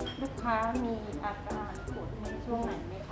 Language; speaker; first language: Thai; native; Thai